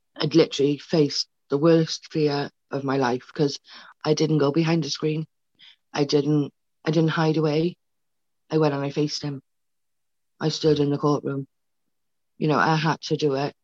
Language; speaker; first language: English; native; English